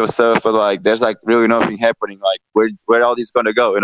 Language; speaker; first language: English; non-native, fluent; Portuguese